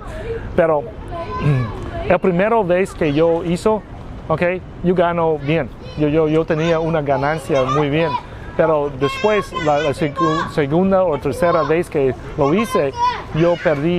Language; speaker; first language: Spanish; non-native, learner; Vietnamese